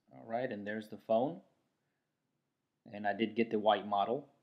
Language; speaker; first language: English; native; English